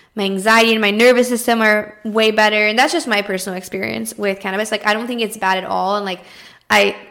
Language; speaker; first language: English; early bilingual, other home language; Portuguese